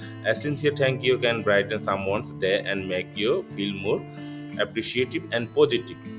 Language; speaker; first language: English; non-native, local second language; Bangla